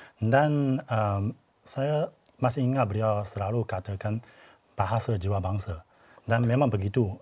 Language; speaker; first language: Malay; non-native, fluent; Chinese